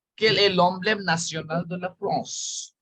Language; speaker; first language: French; non-native, fluent; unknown